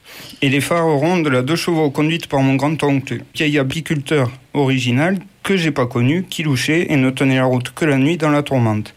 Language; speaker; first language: French; native; French